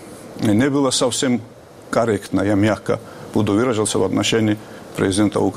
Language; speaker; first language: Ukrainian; non-native, learner; Georgian